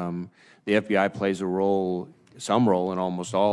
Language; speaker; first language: English; native; English